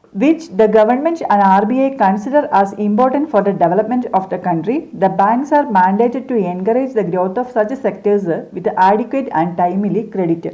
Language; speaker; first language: English; non-native, local second language; Malayalam